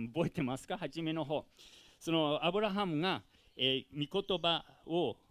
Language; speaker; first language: Japanese; non-native, fluent; English